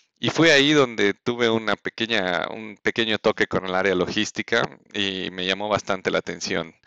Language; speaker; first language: Spanish; native; Spanish